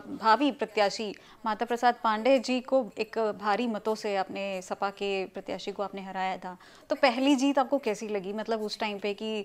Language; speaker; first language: Hindi; native; Hindi